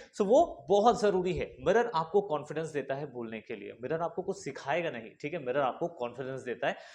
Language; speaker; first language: Hindi; native; Hindi